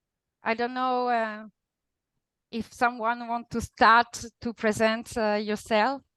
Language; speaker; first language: English; non-native, fluent; Italian